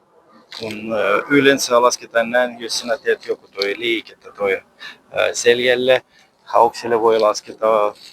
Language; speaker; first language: Finnish; non-native, learner; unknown